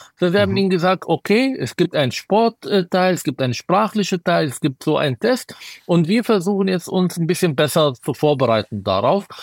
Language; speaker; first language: German; non-native, fluent; Arabic